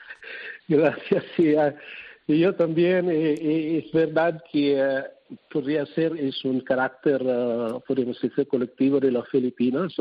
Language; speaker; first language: Spanish; non-native, fluent; Cebuano